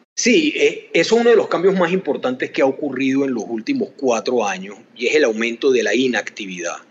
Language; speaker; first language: Spanish; native; Spanish